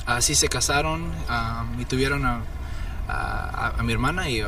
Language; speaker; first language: Spanish; early bilingual, heritage; Spanish